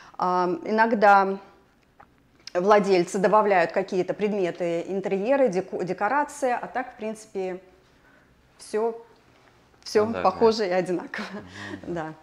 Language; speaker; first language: Russian; native; Russian